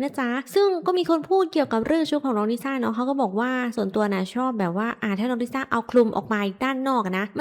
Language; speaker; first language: Thai; native; Thai